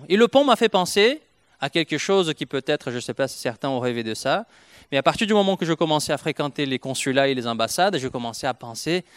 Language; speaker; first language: French; non-native, fluent; Portuguese